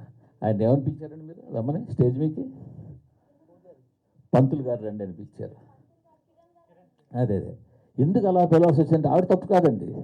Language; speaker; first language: Telugu; native; Telugu